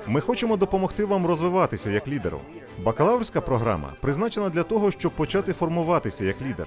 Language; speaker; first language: Ukrainian; non-native, fluent; English